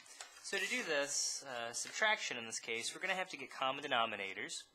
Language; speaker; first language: English; native; English